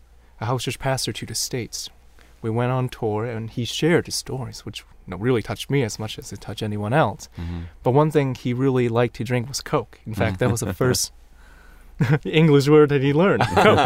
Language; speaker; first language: English; non-native, local second language; Cantonese